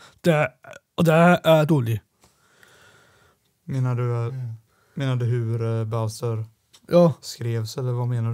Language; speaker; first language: Swedish; native; Swedish